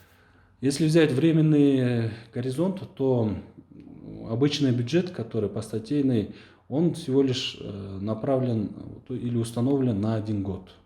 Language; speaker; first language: Russian; non-native, local second language; Kyrgyz